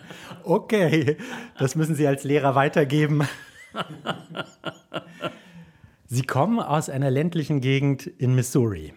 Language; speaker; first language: German; native; German